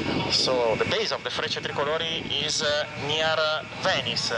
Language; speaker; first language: English; non-native, fluent; Italian